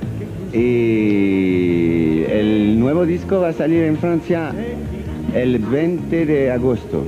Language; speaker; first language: Spanish; non-native, learner; French